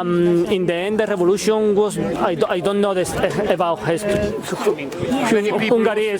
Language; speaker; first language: English; non-native, learner; Spanish